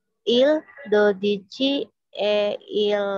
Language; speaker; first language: Italian; non-native, learner; Indonesian